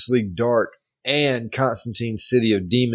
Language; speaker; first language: English; native; English